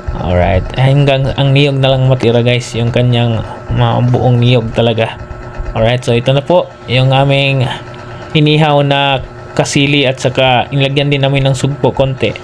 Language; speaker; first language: Filipino; non-native, local second language; Cebuano